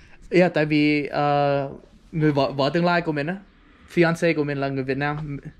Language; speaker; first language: Vietnamese; early bilingual, heritage; Vietnamese